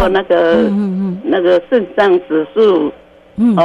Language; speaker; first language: Chinese; non-native, local second language; Min Nan Chinese